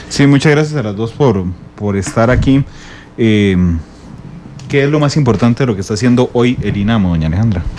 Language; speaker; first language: Spanish; native; Spanish